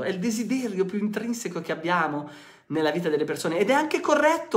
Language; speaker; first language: Italian; native; Italian